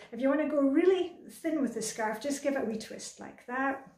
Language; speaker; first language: English; native; English